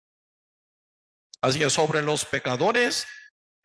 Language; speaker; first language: Spanish; non-native, learner; Korean